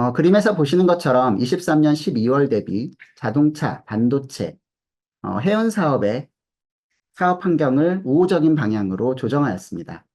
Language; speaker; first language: Korean; native; Korean